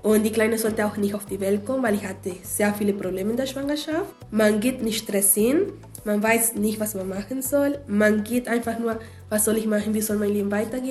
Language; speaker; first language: German; non-native, fluent; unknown